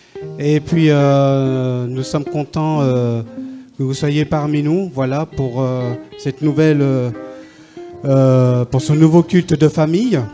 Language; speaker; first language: French; native; French